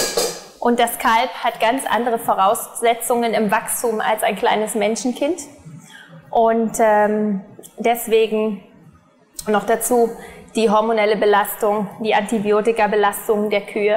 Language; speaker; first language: German; native; German